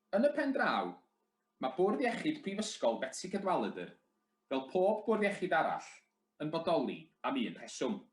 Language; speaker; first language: Welsh; native; Welsh